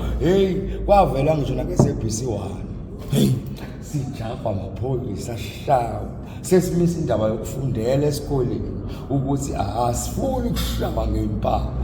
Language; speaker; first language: Zulu; native; Zulu